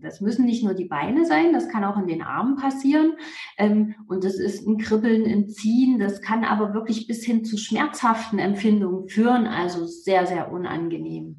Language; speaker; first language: German; native; German